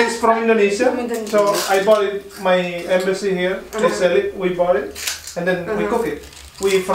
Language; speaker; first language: English; non-native, fluent; Indonesian